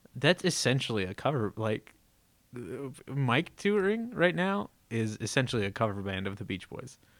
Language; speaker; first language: English; native; English